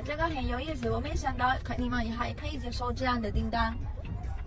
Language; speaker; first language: Chinese; non-native, learner; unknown